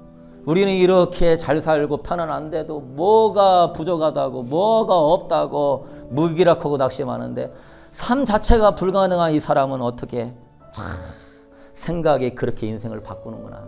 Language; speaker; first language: Korean; native; Korean